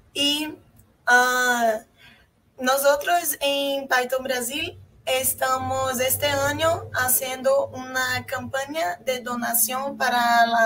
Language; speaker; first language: Spanish; non-native, fluent; Portuguese